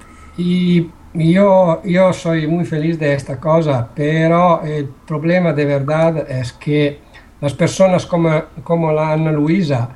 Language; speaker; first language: Spanish; non-native, learner; Italian